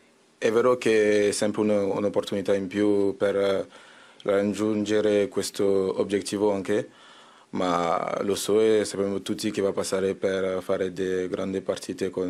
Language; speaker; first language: Italian; non-native, fluent; French